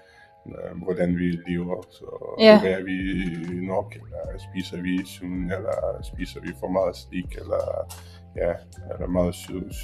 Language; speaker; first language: Danish; non-native, learner; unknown